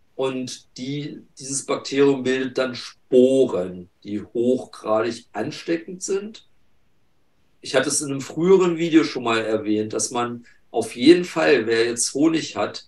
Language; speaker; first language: German; native; German